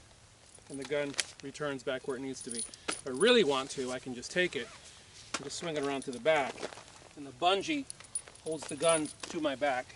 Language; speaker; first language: English; native; English